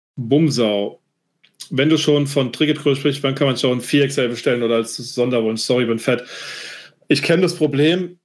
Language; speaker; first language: German; native; German